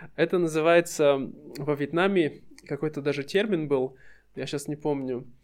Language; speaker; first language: Russian; native; Russian